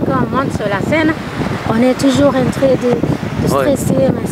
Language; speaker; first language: French; non-native, learner; Kabuverdianu